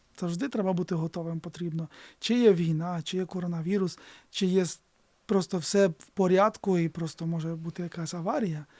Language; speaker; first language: Ukrainian; native; Ukrainian